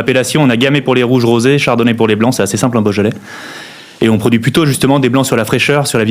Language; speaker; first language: French; native; French